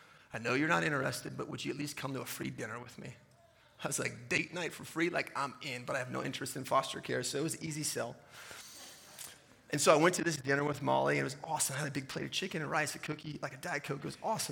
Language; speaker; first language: English; native; English